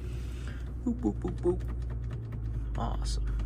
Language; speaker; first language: English; native; English